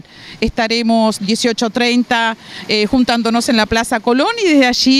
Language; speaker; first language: Spanish; native; Spanish